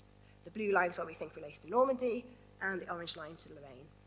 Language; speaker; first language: English; native; English